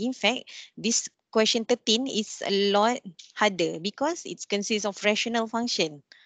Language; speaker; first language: English; non-native, local second language; Malay